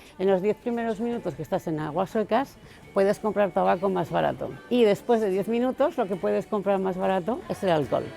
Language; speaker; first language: Spanish; native; Spanish